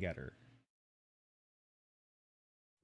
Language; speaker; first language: English; native; English